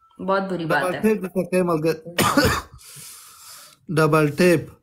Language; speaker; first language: Hindi; non-native, local second language; Pashto